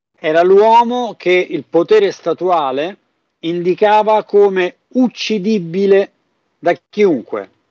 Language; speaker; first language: Italian; native; Italian